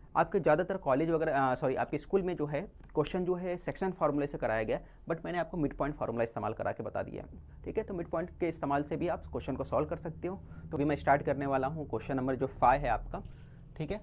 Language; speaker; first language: Hindi; native; Hindi